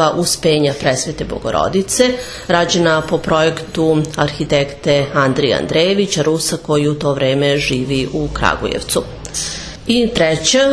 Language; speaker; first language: Serbian; native; Serbian